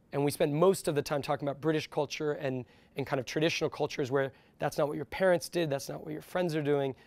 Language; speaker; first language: English; native; English